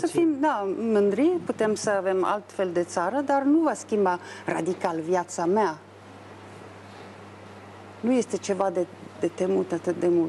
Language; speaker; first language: Romanian; non-native, fluent; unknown